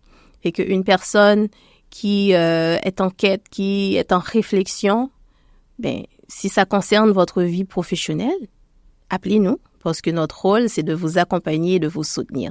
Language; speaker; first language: French; native; French